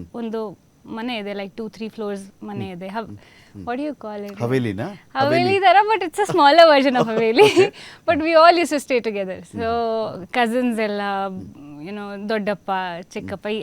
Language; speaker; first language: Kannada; non-native, fluent; Hindi